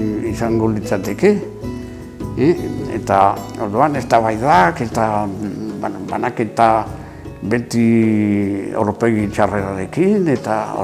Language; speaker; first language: Basque; non-native, local second language; Spanish